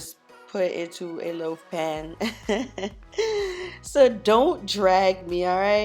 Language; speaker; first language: English; native; English